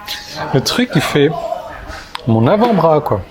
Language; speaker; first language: French; native; French